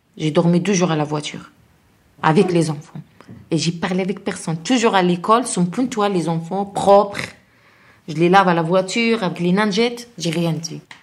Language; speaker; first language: French; non-native, learner; Arabic